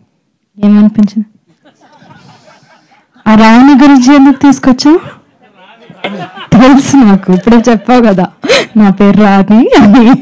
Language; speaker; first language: Telugu; non-native, fluent; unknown